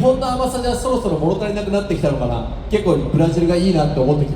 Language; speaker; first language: Japanese; native; Japanese